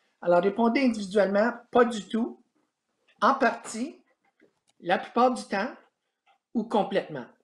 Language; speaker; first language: French; native; French